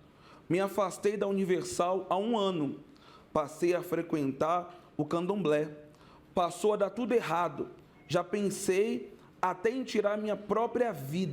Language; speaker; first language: Portuguese; native; Portuguese